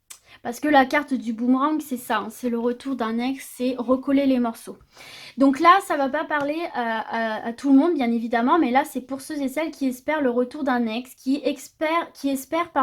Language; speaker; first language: French; native; French